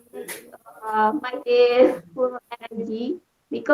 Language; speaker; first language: English; non-native, learner; Indonesian